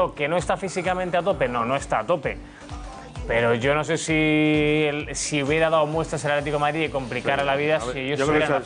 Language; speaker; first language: Spanish; native; Spanish